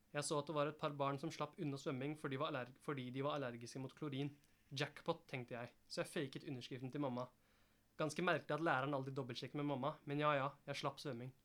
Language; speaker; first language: Norwegian; early bilingual, other home language; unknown